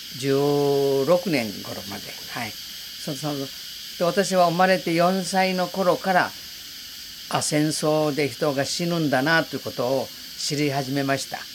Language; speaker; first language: Japanese; native; Japanese